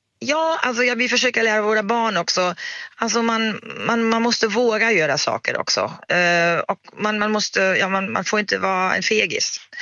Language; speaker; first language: Swedish; non-native, fluent; German